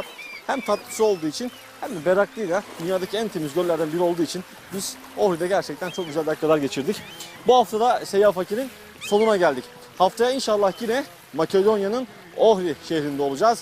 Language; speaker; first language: Turkish; native; Turkish